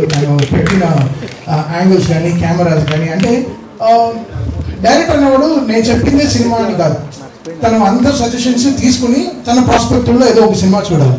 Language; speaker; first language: Telugu; native; Telugu